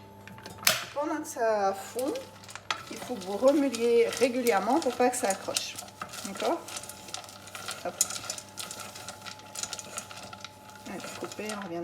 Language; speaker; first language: French; native; French